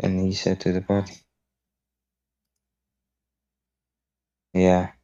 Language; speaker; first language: English; non-native, fluent; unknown